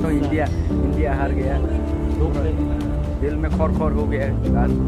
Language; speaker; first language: Hindi; non-native, local second language; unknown